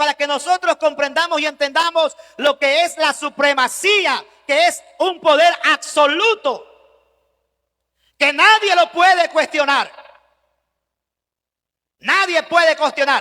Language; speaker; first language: Spanish; native; Spanish